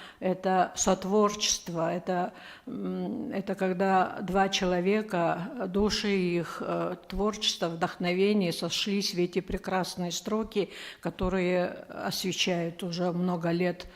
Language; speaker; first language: Russian; native; Russian